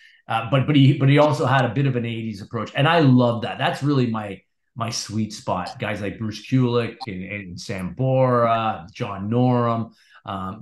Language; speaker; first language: English; native; English